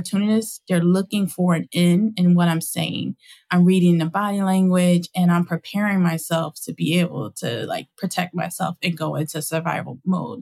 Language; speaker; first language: English; native; English